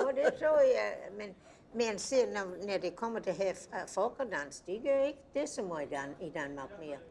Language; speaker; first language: Danish; early bilingual, heritage; Danish